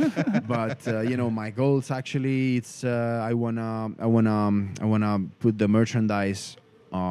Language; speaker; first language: English; non-native, learner; Italian